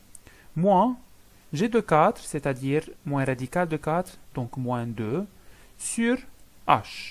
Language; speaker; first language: French; non-native, local second language; Arabic